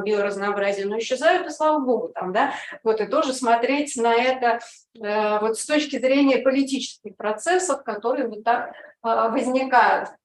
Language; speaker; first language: Russian; native; Russian